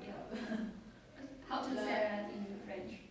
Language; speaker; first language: English; non-native, learner; Chinese